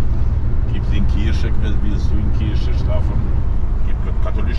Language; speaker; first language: German; non-native, learner; Albanian